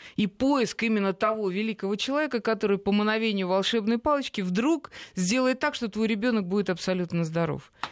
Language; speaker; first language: Russian; native; Russian